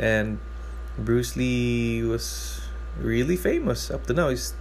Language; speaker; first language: English; non-native, local second language; Cebuano